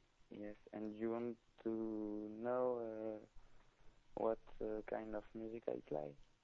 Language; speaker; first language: English; non-native, learner; French